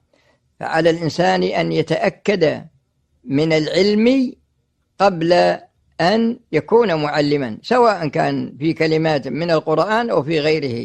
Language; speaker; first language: Arabic; native; Arabic